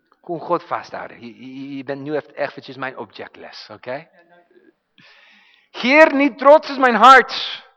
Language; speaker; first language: Dutch; non-native, fluent; English